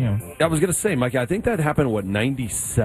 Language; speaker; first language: English; native; English